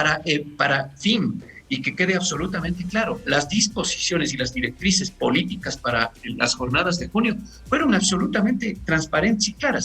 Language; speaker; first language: Spanish; native; Spanish